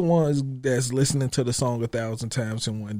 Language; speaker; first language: English; native; English